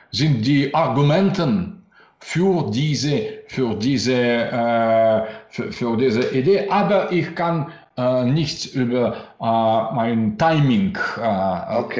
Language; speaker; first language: German; non-native, learner; Russian